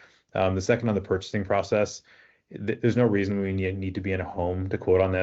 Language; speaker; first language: English; native; English